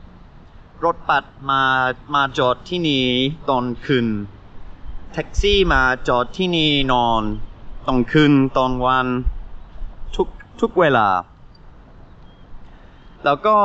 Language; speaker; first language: Thai; non-native, learner; English